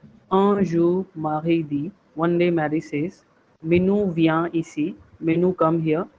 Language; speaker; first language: French; non-native, fluent; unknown